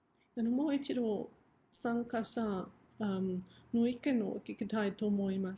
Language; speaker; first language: Japanese; non-native, fluent; German